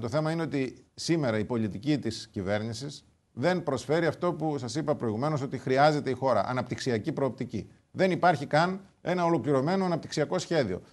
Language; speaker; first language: Greek; native; Greek